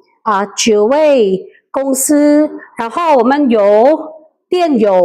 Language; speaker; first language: Chinese; non-native, fluent; Khmer